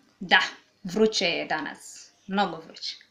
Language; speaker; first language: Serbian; non-native, learner; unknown